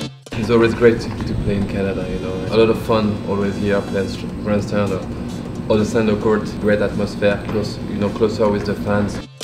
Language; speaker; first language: English; non-native, fluent; French